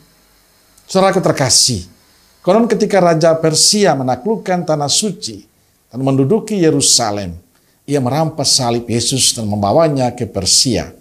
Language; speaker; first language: Indonesian; native; Indonesian